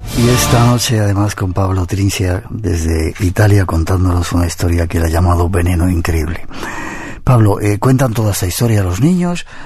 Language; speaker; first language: Spanish; native; Spanish